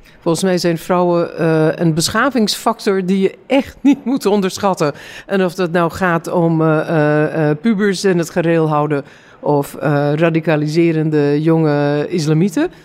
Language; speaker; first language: Dutch; non-native, fluent; English